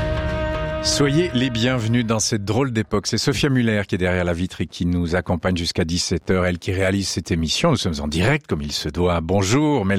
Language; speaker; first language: French; native; French